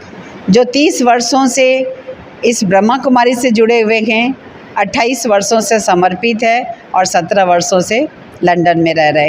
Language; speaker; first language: Hindi; native; Hindi